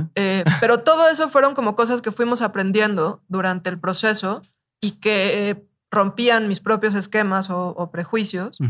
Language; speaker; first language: Spanish; native; Spanish